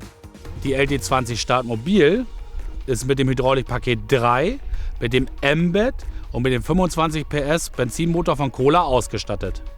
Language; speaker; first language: German; native; German